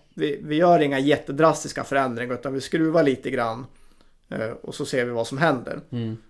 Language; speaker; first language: Swedish; native; Swedish